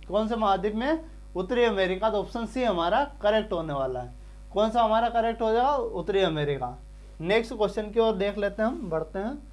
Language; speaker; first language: Hindi; native; Hindi